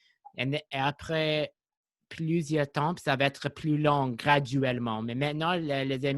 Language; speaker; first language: French; non-native, local second language; English